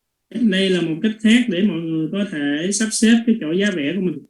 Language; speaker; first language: Vietnamese; native; Vietnamese